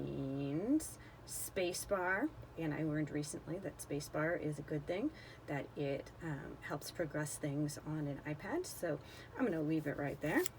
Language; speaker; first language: English; native; English